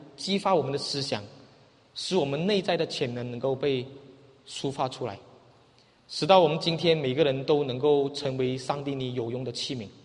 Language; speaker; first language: Chinese; native; Chinese